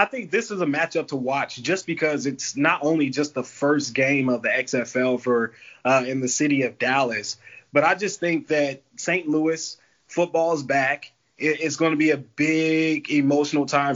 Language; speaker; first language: English; native; English